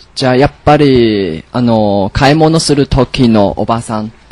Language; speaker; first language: Japanese; non-native, learner; Chinese